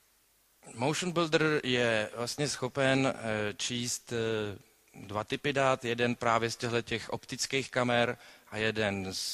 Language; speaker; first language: Czech; native; Czech